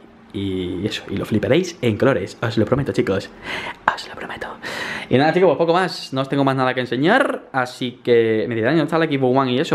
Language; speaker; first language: Spanish; native; Spanish